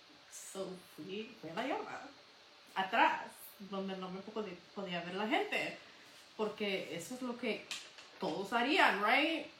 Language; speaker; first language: Spanish; early bilingual, heritage; Spanish